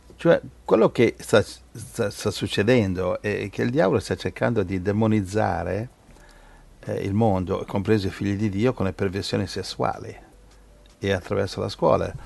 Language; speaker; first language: Italian; native; Italian